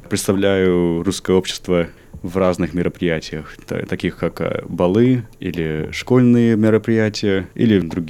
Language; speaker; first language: Russian; early bilingual, heritage; Russian